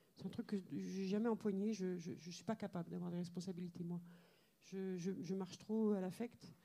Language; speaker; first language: French; native; French